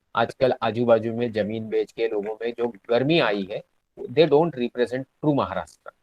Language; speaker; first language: Hindi; non-native, local second language; Marathi